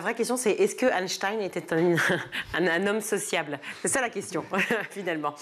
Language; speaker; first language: French; native; French